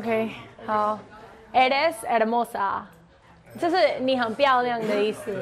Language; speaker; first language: Chinese; non-native, learner; Spanish